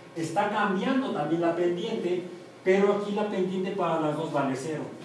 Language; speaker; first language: Spanish; native; Spanish